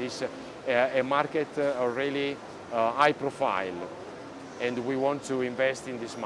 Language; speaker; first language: English; non-native, learner; Italian